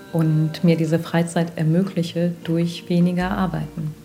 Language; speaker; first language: German; native; German